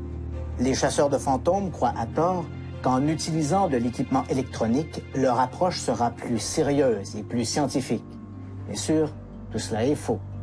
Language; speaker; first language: French; native; French